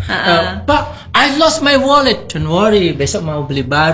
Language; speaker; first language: English; non-native, fluent; Indonesian